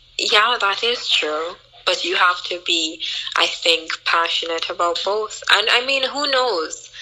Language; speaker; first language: English; native; English